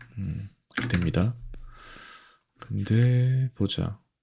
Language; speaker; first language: Korean; native; Korean